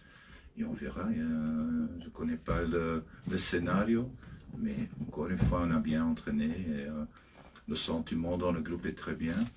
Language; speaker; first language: French; non-native, fluent; Dutch